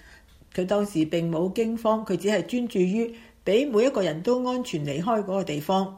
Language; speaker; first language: Chinese; non-native, local second language; Cantonese